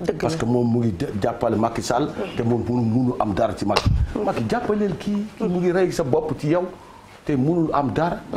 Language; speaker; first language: Wolof; native; Wolof